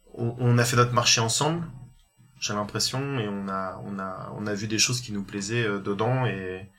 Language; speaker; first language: French; native; French